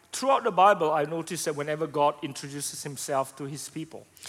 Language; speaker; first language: English; non-native, fluent; Indonesian